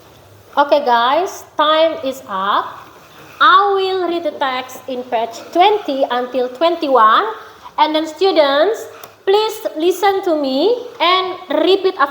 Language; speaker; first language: English; non-native, fluent; Indonesian